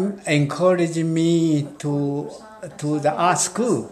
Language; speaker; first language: English; non-native, learner; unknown